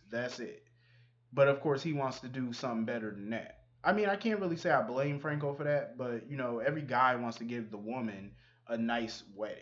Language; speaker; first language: English; native; English